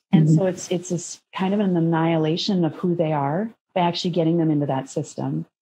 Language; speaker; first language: English; native; English